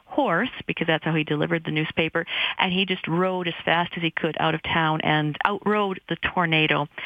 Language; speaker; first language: English; native; English